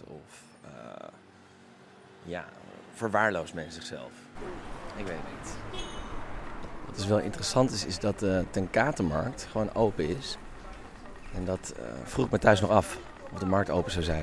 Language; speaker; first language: Dutch; native; Dutch